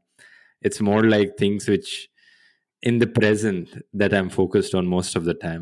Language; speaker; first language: English; non-native, local second language; Hindi